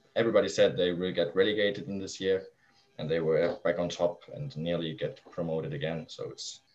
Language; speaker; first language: English; non-native, fluent; German